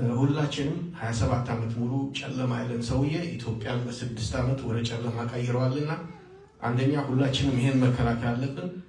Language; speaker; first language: Amharic; non-native, local second language; Tigrinya